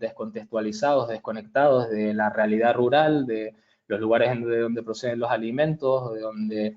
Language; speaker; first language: Spanish; native; Spanish